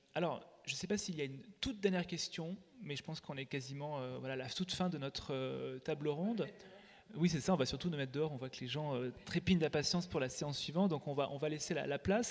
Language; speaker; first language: French; native; French